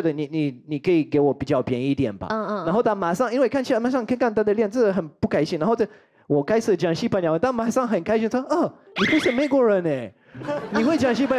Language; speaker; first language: Chinese; non-native, fluent; French